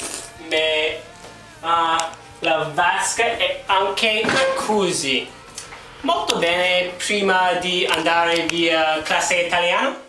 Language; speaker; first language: Italian; non-native, learner; English